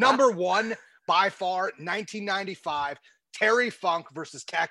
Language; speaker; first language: English; native; English